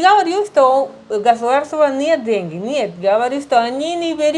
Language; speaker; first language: Russian; non-native, learner; Spanish